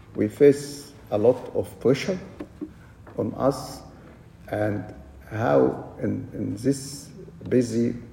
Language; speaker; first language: English; non-native, fluent; Arabic